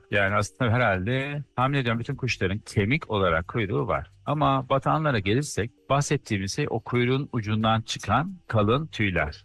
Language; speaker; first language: Turkish; native; Turkish